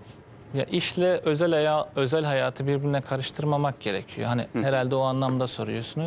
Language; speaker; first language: Turkish; native; Turkish